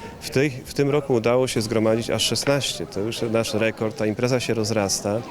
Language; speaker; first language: Polish; native; Polish